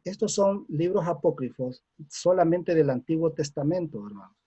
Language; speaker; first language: Spanish; native; Spanish